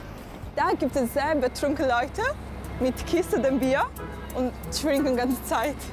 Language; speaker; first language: German; non-native, learner; Albanian